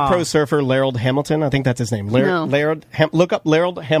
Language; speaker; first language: English; native; English